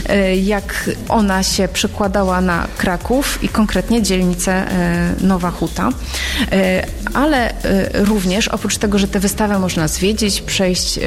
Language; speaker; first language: Polish; native; Polish